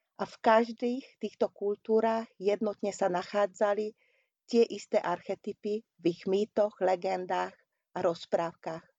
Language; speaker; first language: Slovak; non-native, local second language; Hungarian